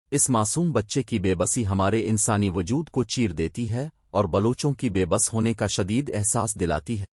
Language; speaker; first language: Urdu; non-native, local second language; Baluchi